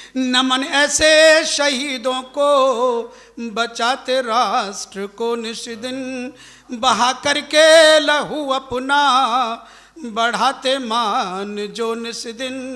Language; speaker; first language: Hindi; native; Hindi